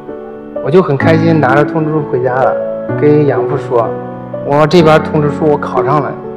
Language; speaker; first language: Chinese; native; Chinese